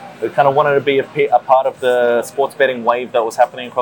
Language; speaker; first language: English; native; English